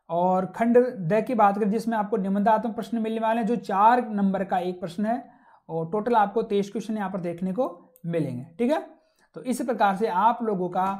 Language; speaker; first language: Hindi; native; Hindi